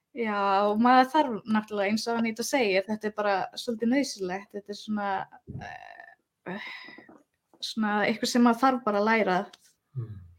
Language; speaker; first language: Icelandic; early bilingual, other home language; Spanish